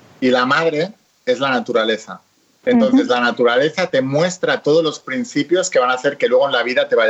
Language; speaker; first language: Spanish; native; Spanish